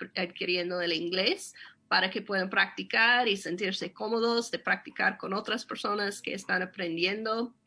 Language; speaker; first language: Spanish; non-native, fluent; English